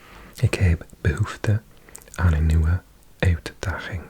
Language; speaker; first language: Dutch; non-native, learner; English